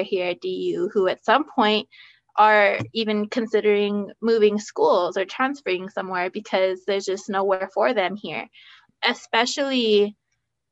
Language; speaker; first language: English; native; English